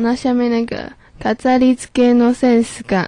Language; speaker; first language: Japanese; non-native, learner; Chinese